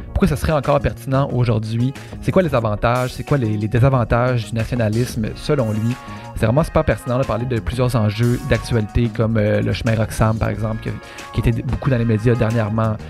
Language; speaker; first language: French; native; French